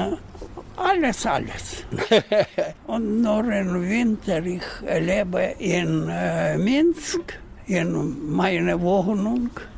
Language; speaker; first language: German; non-native, learner; Russian